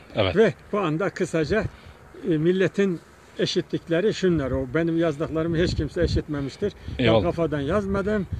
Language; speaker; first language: Turkish; early bilingual, other home language; Kazakh